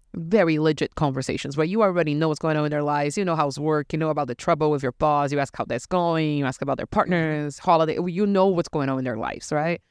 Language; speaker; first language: English; non-native, fluent; Portuguese